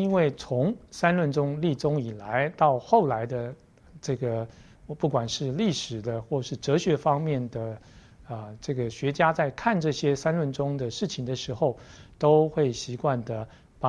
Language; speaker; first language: Chinese; native; Chinese